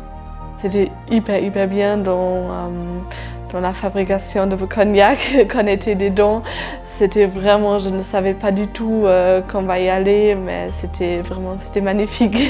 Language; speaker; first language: French; non-native, fluent; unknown